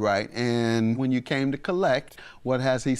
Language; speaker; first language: English; native; English